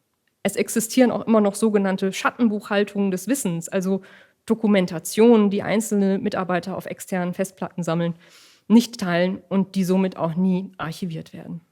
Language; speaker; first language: German; native; German